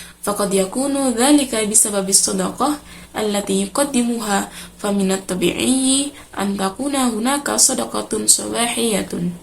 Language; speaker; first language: Arabic; non-native, learner; Indonesian